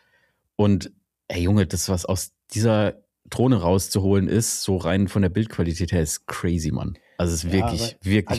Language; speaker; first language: German; native; German